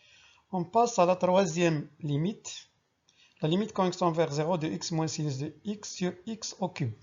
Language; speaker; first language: French; non-native, local second language; Arabic